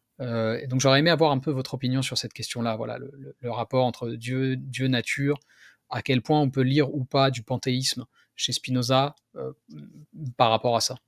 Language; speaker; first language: French; native; French